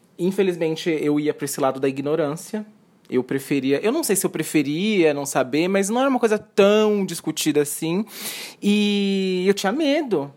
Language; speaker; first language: Portuguese; native; Portuguese